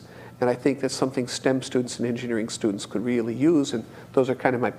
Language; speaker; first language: English; native; English